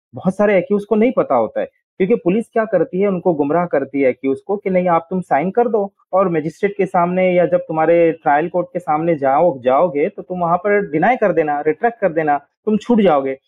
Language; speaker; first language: Hindi; non-native, local second language; Urdu